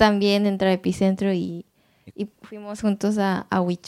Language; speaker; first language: Spanish; non-native, learner; Japanese